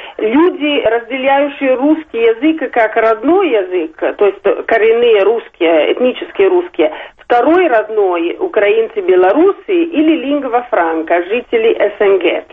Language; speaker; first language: Russian; non-native, fluent; Italian